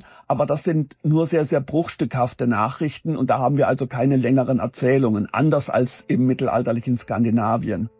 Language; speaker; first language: German; native; German